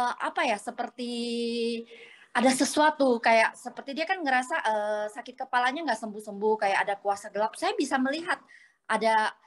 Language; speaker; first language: Indonesian; native; Indonesian